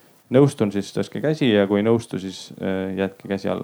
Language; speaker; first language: Estonian; native; Estonian